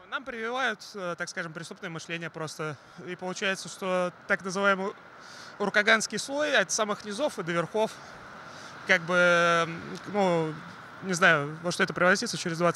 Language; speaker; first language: Russian; native; Russian